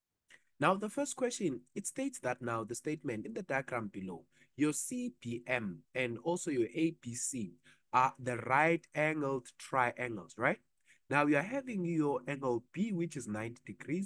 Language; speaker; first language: English; non-native, local second language; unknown